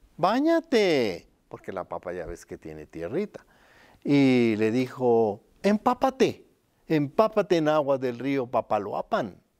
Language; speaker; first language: Spanish; native; Spanish